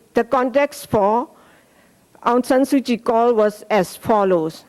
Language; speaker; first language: English; non-native, fluent; Burmese